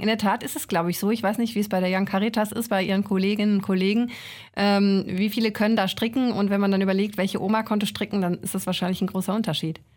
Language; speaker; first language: German; native; German